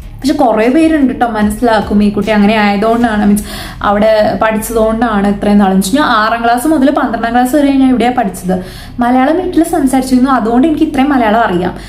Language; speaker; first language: Malayalam; early bilingual, heritage; Malayalam